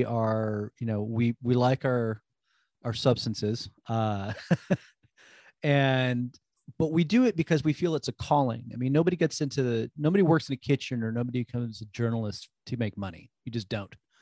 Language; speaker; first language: English; native; English